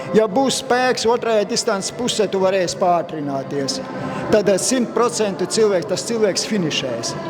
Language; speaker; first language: Latvian; non-native, local second language; Russian